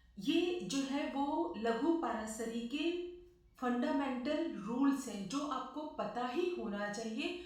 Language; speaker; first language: Hindi; native; Hindi